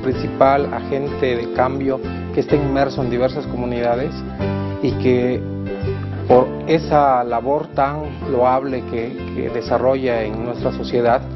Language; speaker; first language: Spanish; native; Spanish